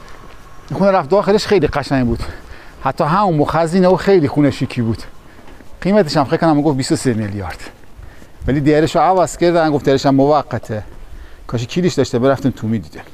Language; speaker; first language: Persian; native; Persian